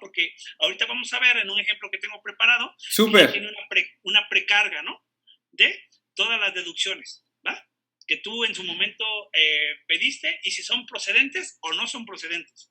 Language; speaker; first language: Spanish; native; Spanish